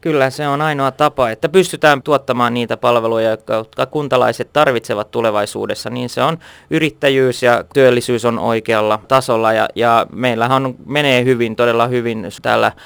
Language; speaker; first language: Finnish; non-native, local second language; Swedish